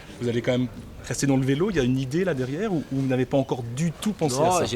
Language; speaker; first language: French; native; French